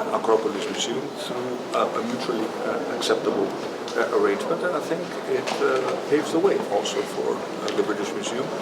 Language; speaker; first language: English; non-native, fluent; Greek